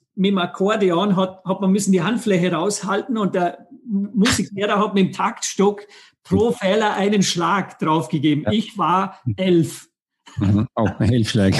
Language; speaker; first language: German; native; German